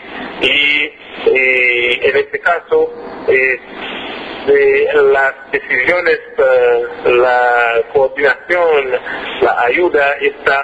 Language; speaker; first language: Spanish; non-native, fluent; French